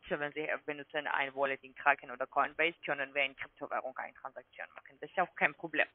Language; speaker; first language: German; non-native, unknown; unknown